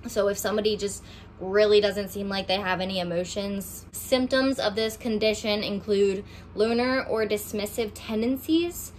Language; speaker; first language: English; native; English